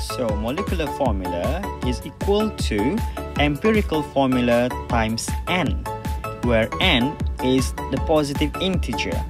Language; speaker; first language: English; non-native, local second language; Malay